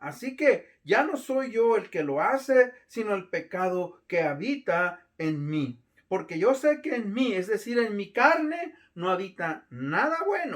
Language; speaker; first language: Spanish; native; Spanish